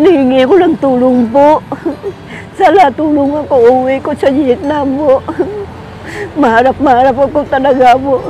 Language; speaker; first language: Filipino; non-native, learner; Vietnamese